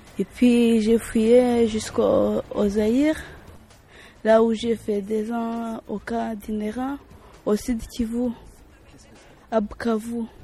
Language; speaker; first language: French; non-native, local second language; Kinyarwanda